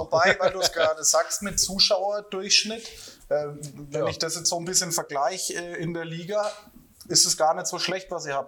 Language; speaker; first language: German; native; German